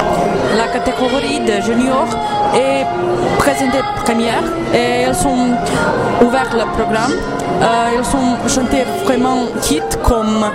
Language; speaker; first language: French; non-native, learner; Serbian